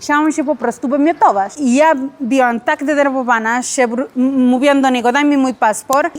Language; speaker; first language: Polish; non-native, learner; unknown